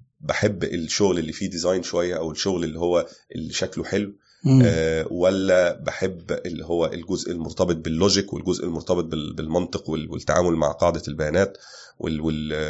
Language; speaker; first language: Arabic; native; Arabic